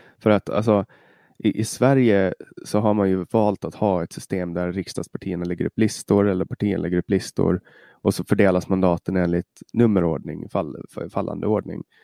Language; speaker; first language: Swedish; native; Swedish